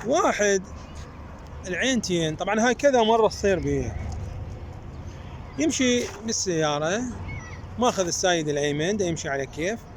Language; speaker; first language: Arabic; native; Arabic